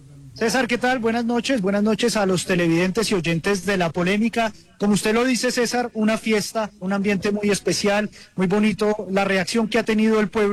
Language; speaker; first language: Spanish; native; Spanish